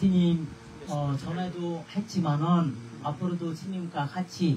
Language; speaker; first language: Korean; non-native, fluent; Bangla